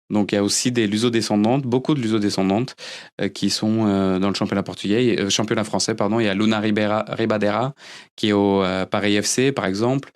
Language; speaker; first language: French; early bilingual, other home language; Portuguese